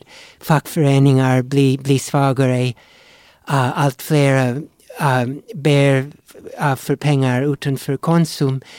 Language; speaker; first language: Swedish; non-native, fluent; English